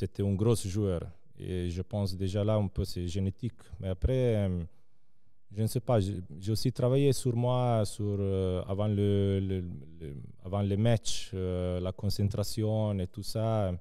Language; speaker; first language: French; non-native, local second language; Serbian